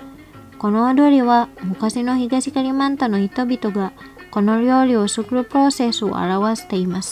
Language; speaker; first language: Japanese; non-native, fluent; Indonesian